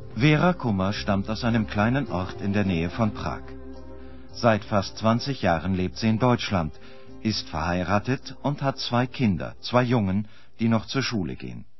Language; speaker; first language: German; native; German